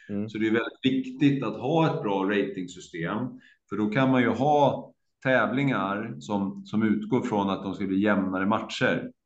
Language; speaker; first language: Swedish; native; Swedish